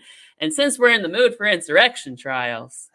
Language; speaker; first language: English; native; English